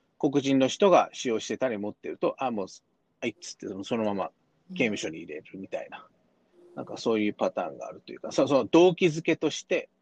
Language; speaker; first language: Japanese; early bilingual, heritage; Japanese